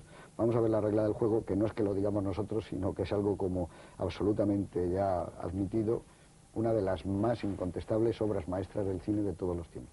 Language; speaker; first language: Spanish; native; Spanish